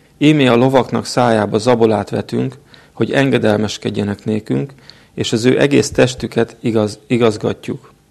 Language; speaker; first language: Hungarian; native; Hungarian